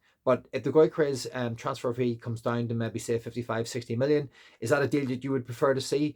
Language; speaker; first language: English; native; English